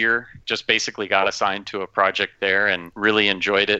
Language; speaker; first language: English; native; English